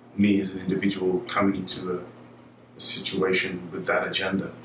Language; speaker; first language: English; native; English